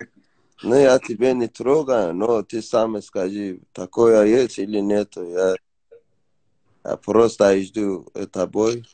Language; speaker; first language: Russian; non-native, learner; Persian